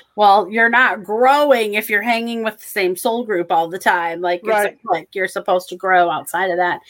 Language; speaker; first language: English; native; English